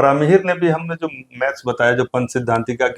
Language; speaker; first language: Hindi; native; Hindi